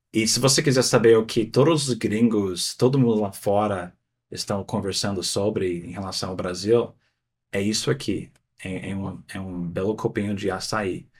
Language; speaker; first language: Portuguese; non-native, fluent; English